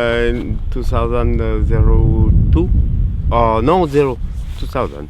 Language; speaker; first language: English; non-native, learner; French